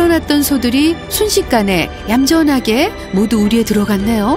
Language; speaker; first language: Korean; native; Korean